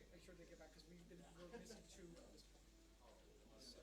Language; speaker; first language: English; non-native, fluent; Danish